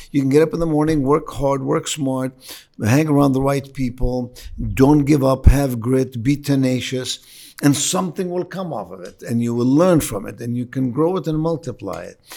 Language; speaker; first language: English; non-native, fluent; Arabic